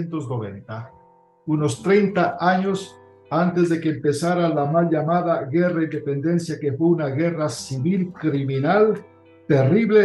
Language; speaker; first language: Spanish; native; Spanish